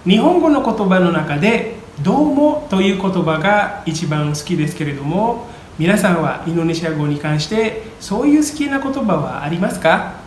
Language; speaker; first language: Japanese; non-native, fluent; Indonesian